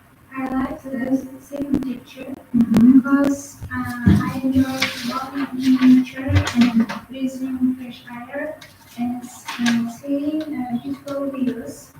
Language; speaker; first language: English; non-native, learner; Uzbek